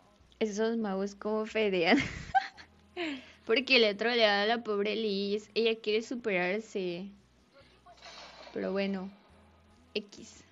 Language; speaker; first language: Spanish; native; Spanish